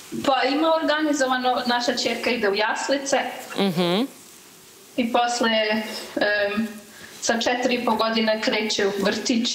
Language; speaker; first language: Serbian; early bilingual, heritage; Serbian